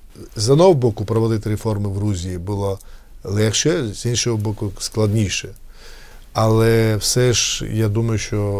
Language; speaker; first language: Ukrainian; non-native, fluent; Georgian